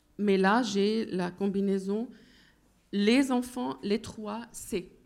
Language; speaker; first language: French; non-native, fluent; Arabic